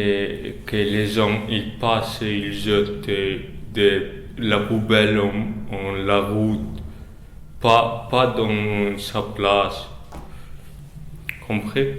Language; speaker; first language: French; non-native, learner; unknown